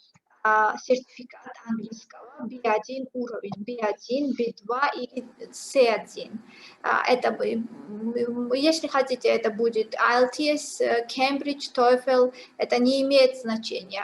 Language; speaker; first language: Russian; non-native, fluent; Georgian